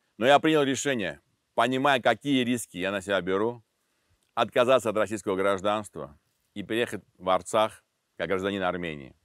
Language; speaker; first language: Russian; non-native, local second language; Armenian